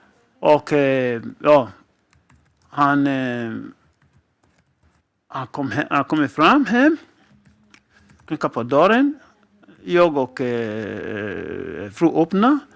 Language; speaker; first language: Swedish; non-native, fluent; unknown